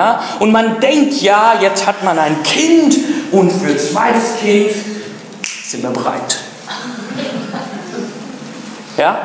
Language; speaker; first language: German; non-native, fluent; English